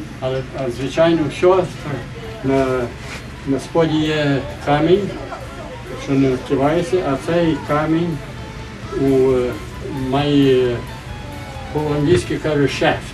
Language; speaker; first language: Ukrainian; early bilingual, heritage; Ukrainian